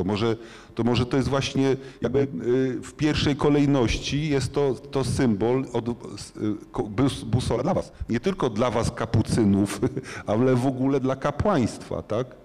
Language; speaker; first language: Polish; native; Polish